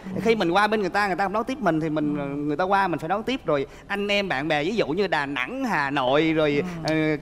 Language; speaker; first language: Vietnamese; native; Vietnamese